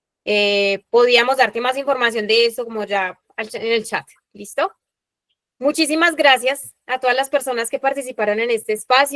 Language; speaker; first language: Spanish; native; Spanish